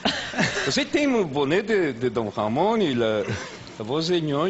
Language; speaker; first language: Portuguese; non-native, fluent; Spanish